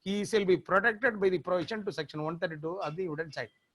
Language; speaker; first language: English; non-native, local second language; Tamil